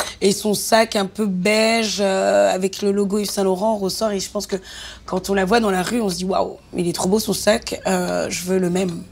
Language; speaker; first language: French; native; French